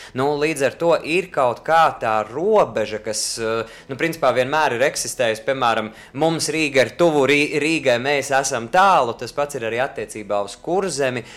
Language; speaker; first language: Latvian; native; Latvian